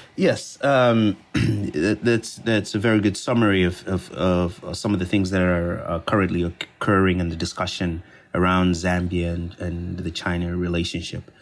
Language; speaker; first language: English; non-native, local second language; Bemba